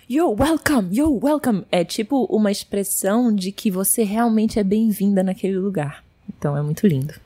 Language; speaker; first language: Portuguese; early bilingual, heritage; Portuguese